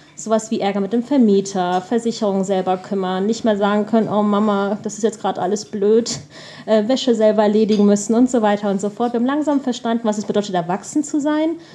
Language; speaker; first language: German; early bilingual, other home language; Punjabi